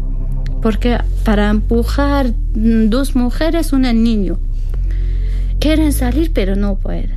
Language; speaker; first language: Spanish; non-native, learner; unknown